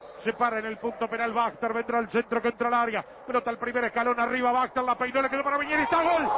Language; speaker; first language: Spanish; native; Spanish